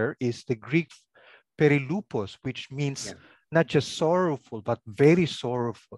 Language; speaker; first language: English; non-native, local second language; Pangasinan